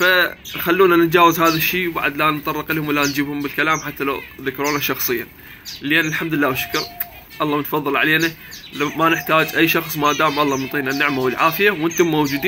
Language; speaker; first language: Arabic; native; Arabic